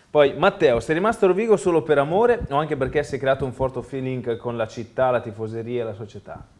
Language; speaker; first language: Italian; native; Italian